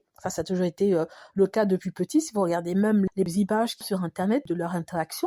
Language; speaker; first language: French; native; French